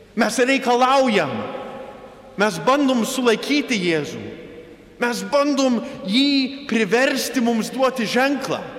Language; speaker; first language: Lithuanian; early bilingual, heritage; Lithuanian